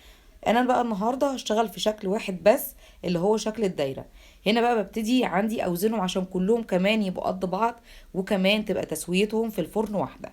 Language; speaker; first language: Arabic; native; Arabic